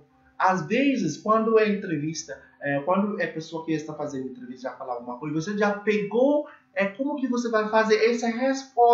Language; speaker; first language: Portuguese; non-native, learner; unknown